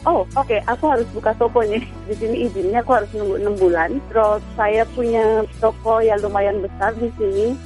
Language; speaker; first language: Indonesian; native; Indonesian